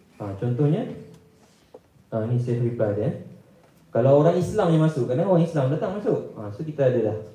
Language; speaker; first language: Malay; native; Malay